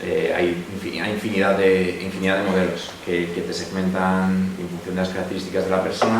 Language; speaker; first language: Spanish; native; Spanish